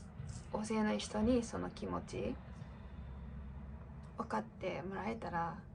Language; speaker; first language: Japanese; non-native, fluent; English